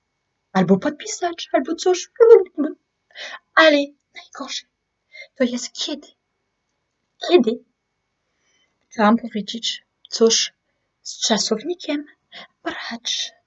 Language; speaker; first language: Polish; non-native, learner; French